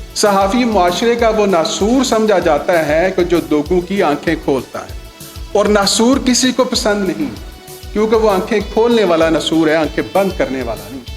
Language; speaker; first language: Urdu; non-native, local second language; Punjabi